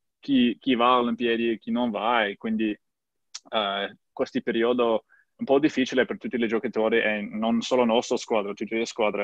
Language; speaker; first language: Italian; non-native, learner; English